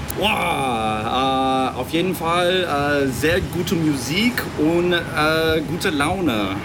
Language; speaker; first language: German; non-native, learner; English